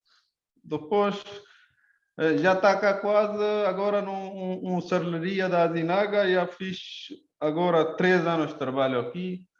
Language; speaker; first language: Portuguese; non-native, learner; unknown